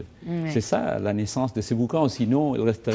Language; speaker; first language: French; non-native, fluent; Spanish